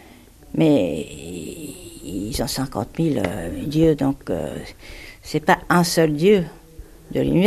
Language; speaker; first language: French; non-native, fluent; Japanese